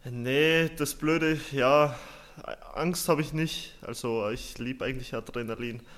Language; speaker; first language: German; early bilingual, other home language; Turkish